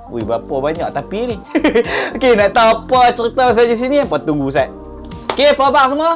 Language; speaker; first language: Malay; native; Malay